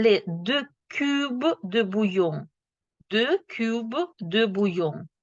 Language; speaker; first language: French; non-native, fluent; Ukrainian